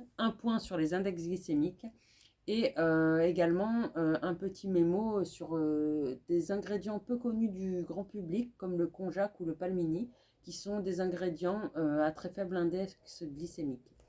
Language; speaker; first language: French; native; French